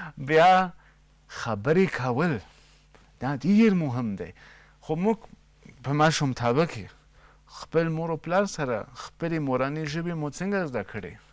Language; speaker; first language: Pashto; non-native, fluent; German